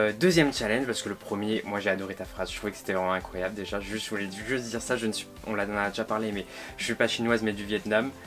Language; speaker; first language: French; native; French